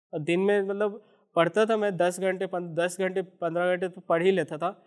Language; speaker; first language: Hindi; native; Hindi